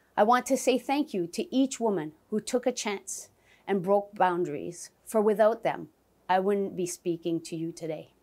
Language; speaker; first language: English; non-native, local second language; French